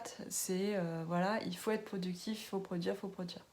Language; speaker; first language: French; native; French